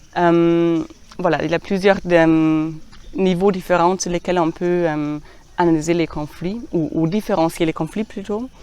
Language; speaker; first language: French; non-native, fluent; German